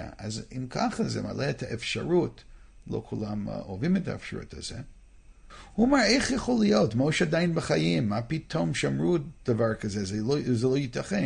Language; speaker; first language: Hebrew; non-native, fluent; English